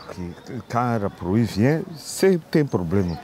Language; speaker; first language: French; non-native, local second language; Kinyarwanda